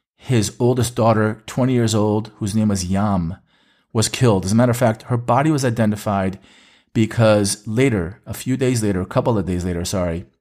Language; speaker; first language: English; early bilingual, other home language; Hebrew